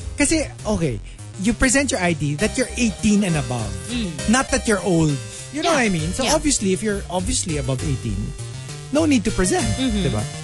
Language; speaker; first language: English; non-native, local second language; Filipino